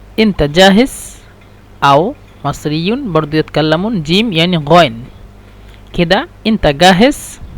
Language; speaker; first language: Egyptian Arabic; non-native, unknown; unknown